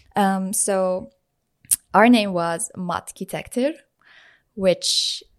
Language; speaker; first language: English; non-native, fluent; Persian